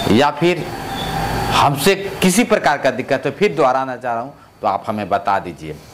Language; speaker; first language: Hindi; native; Hindi